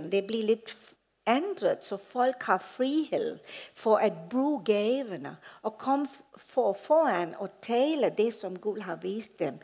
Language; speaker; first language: Danish; non-native, fluent; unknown